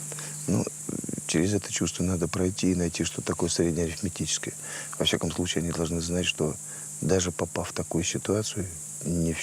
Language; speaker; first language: Russian; native; Russian